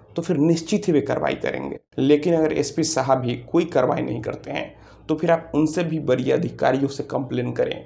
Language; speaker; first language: Hindi; native; Hindi